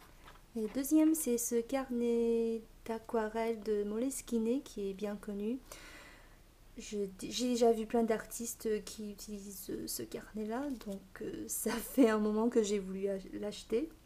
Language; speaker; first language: French; non-native, fluent; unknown